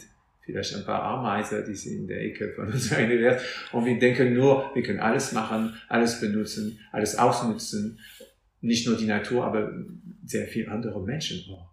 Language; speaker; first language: German; non-native, fluent; French